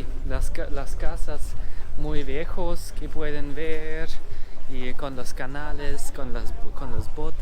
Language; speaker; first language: Spanish; non-native, learner; German